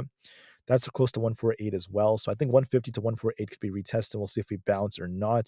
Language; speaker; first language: English; native; English